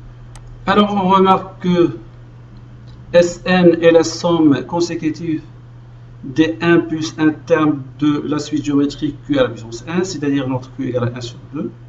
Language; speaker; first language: French; non-native, local second language; Arabic